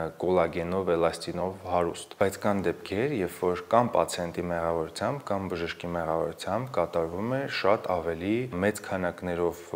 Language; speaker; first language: Armenian; native; Armenian